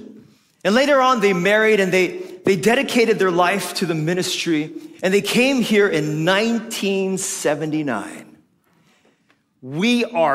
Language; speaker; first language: English; non-native, local second language; Filipino